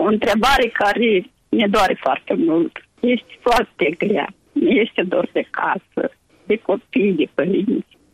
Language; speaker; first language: Romanian; native; Romanian